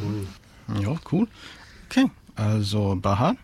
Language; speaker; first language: German; non-native, learner; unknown